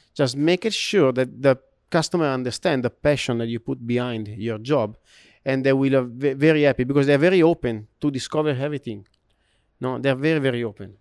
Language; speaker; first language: English; non-native, learner; Italian